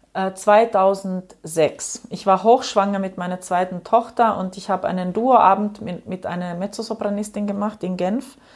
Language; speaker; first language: German; non-native, fluent; Finnish